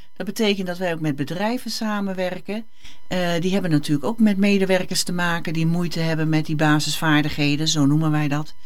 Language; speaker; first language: Dutch; native; Dutch